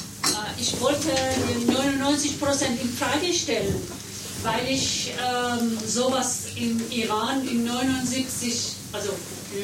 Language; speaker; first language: German; non-native, learner; Persian